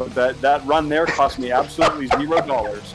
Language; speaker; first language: English; native; English